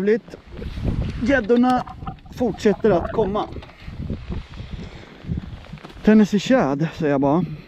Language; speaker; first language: Swedish; native; Swedish